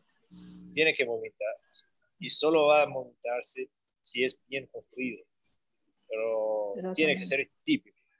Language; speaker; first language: Spanish; non-native, learner; Portuguese